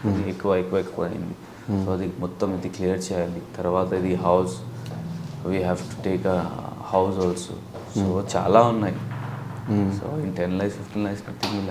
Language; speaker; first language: Telugu; non-native, local second language; Urdu